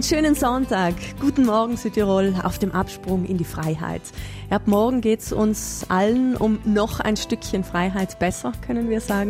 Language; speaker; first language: German; native; German